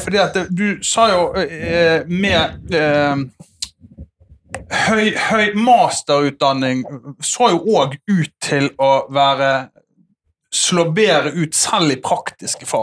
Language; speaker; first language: Norwegian; native; Norwegian